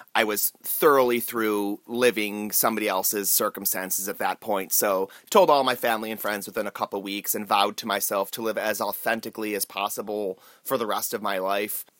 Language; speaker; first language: English; native; English